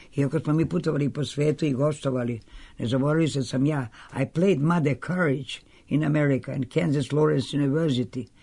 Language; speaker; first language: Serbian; native; Serbian